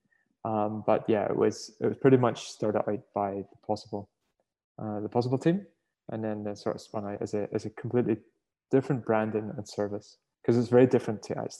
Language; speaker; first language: English; native; English